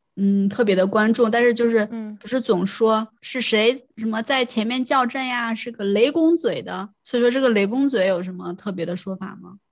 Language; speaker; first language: Chinese; native; Chinese